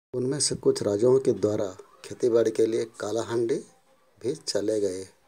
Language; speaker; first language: Hindi; non-native, local second language; Odia